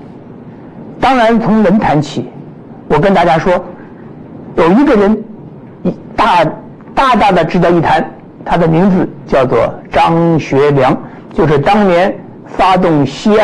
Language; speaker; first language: Chinese; native; Chinese